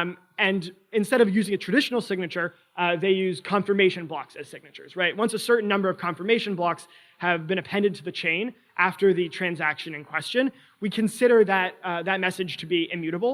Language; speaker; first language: English; native; English